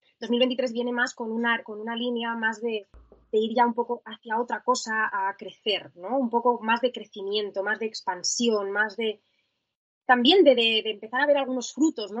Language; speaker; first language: Spanish; native; Spanish